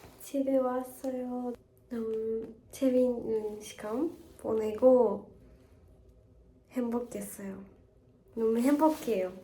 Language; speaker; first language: Korean; non-native, learner; Japanese